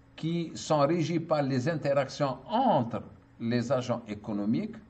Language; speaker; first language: French; non-native, local second language; Arabic